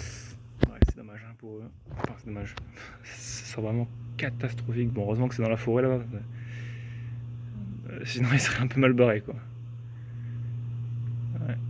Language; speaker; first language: French; native; French